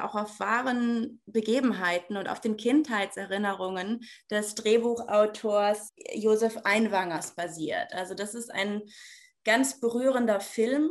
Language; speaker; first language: German; native; German